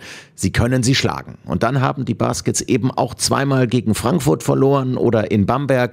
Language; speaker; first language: German; native; German